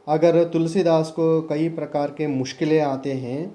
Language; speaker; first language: Hindi; non-native, local second language; Telugu